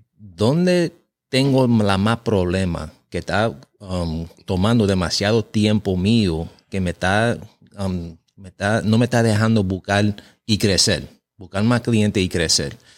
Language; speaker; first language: Spanish; early bilingual, heritage; Spanish